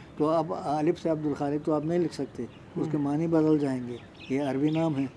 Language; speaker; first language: Urdu; non-native, local second language; Shina